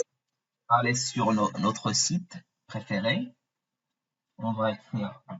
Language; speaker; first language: French; non-native, fluent; Arabic